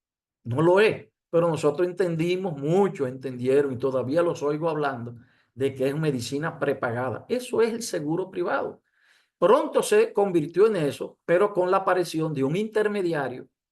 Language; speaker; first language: Spanish; native; Spanish